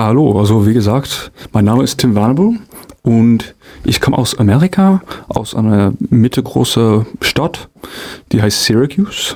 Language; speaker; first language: German; non-native, fluent; English